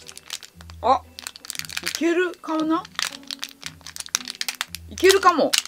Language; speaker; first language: Japanese; native; Japanese